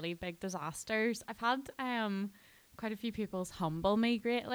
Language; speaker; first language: English; native; English